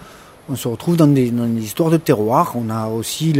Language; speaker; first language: French; native; French